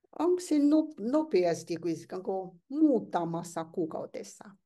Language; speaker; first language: Finnish; non-native, learner; Chinese